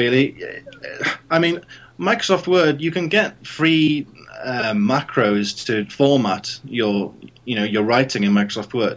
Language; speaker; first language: English; native; English